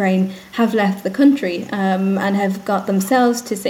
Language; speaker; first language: English; native; English